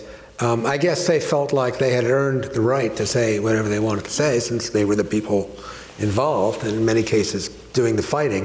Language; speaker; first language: English; native; English